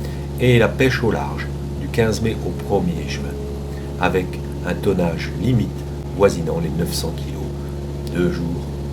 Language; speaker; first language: French; native; French